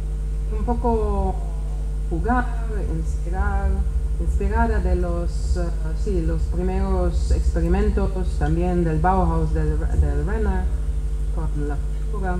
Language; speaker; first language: Spanish; non-native, fluent; Czech